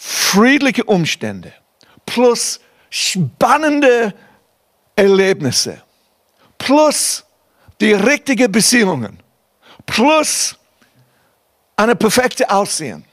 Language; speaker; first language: German; non-native, fluent; English